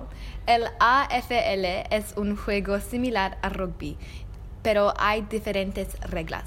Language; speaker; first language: Spanish; non-native, learner; English